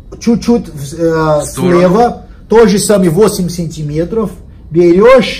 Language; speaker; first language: Russian; non-native, learner; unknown